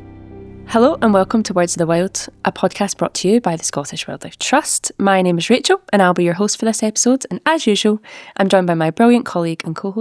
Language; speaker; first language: English; native; English